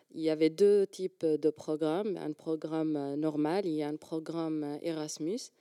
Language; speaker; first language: French; non-native, fluent; Arabic